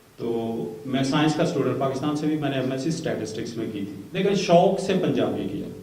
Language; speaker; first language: Urdu; non-native, local second language; Punjabi